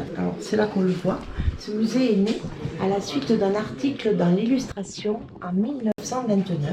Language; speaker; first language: French; native; French